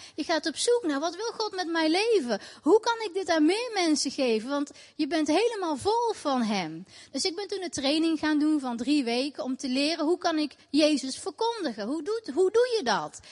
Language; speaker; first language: Dutch; native; Dutch